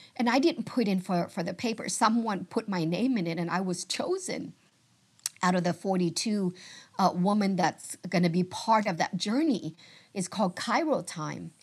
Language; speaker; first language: English; early bilingual, other home language; Vietnamese